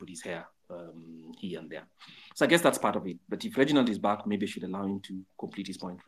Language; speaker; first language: English; non-native, local second language; Luo (Kenya and Tanzania)